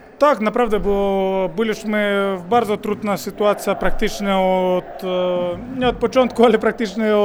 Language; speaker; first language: Polish; non-native, fluent; Spanish